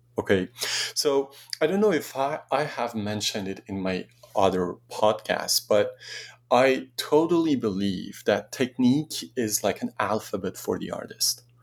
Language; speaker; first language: English; non-native, fluent; Persian